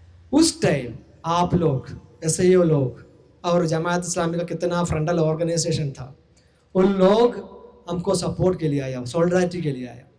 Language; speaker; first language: Hindi; non-native, local second language; Malayalam